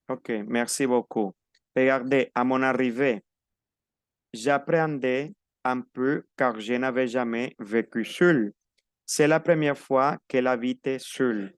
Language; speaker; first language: French; non-native, fluent; Spanish